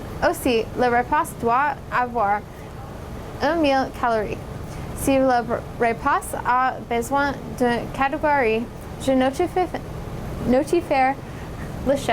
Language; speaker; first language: French; non-native, learner; English